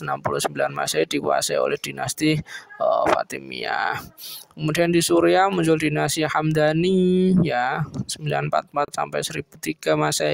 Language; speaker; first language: Indonesian; native; Indonesian